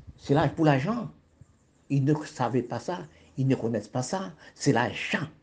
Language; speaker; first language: French; non-native, local second language; Haitian Creole